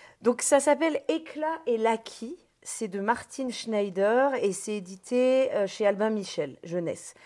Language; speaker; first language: French; native; French